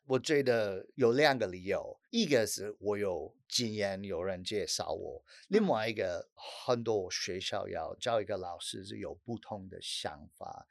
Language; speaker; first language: Chinese; non-native, fluent; English